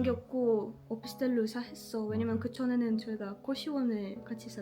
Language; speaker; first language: Korean; non-native, fluent; Russian